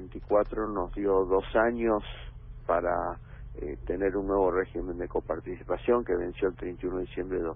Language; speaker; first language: Spanish; native; Spanish